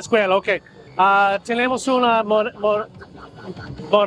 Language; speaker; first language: Spanish; non-native, learner; English